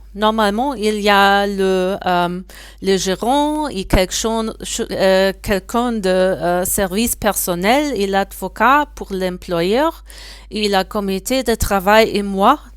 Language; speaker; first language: French; non-native, learner; German